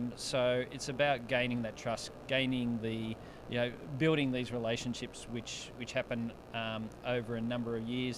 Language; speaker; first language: English; native; English